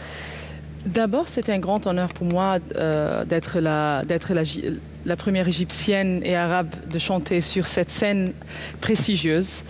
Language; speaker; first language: French; non-native, fluent; Arabic